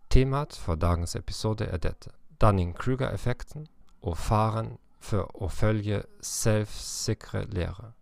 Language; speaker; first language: Norwegian; non-native, learner; German